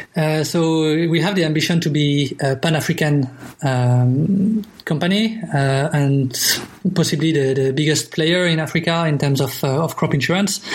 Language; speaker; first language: English; non-native, fluent; French